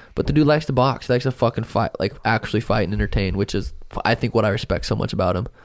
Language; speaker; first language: English; native; English